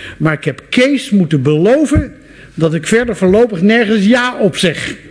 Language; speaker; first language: Dutch; native; Dutch